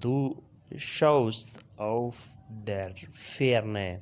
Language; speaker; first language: German; non-native, learner; Urdu